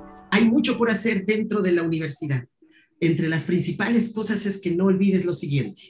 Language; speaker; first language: Spanish; native; Spanish